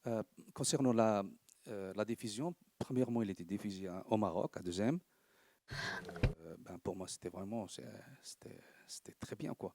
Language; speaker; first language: French; non-native, local second language; Arabic